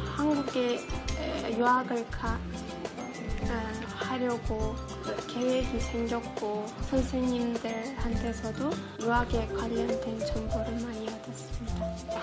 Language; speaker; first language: Korean; non-native, learner; Uzbek